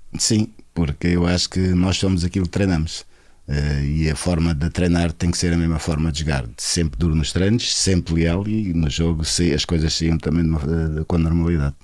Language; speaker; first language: Portuguese; non-native, local second language; Kabuverdianu